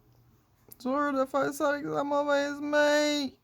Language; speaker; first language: French; native; French